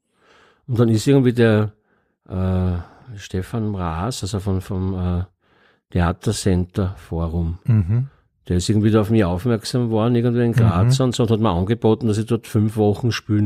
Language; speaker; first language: German; native; German